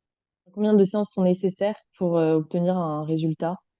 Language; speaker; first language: French; native; French